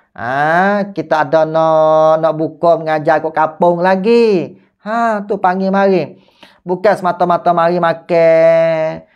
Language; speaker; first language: Malay; native; Malay